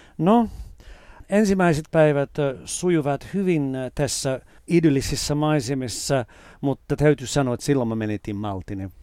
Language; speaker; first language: Finnish; non-native, fluent; English